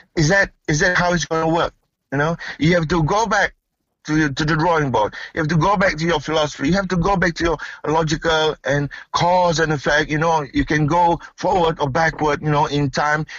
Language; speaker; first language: English; non-native, local second language; Malay